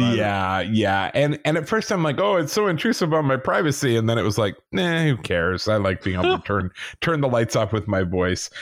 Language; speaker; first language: English; native; English